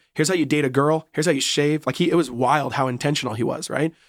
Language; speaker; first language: English; native; English